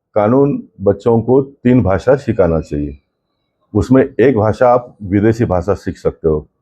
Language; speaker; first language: Hindi; non-native, local second language; Kannada